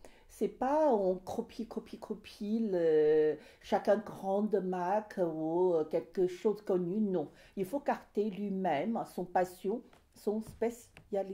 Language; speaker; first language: French; non-native, learner; Chinese